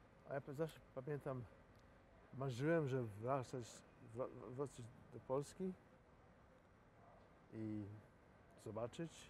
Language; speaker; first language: Polish; native; Polish